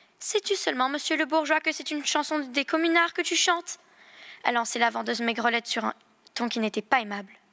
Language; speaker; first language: French; native; French